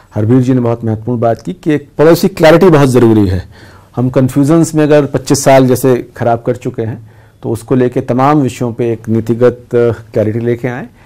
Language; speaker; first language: Hindi; native; Hindi